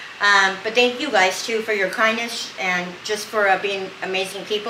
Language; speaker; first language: English; native; English